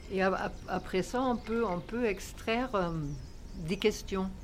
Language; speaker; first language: French; non-native, fluent; German